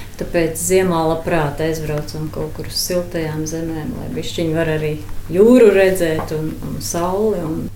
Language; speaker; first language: Latvian; native; Latvian